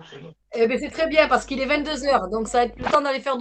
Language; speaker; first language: French; native; French